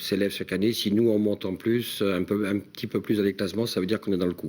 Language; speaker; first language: French; native; French